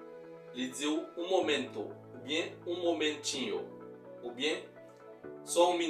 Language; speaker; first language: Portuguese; non-native, fluent; Haitian Creole